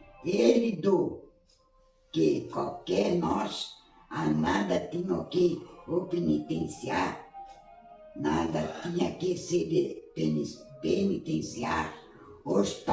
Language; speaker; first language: Portuguese; native; Portuguese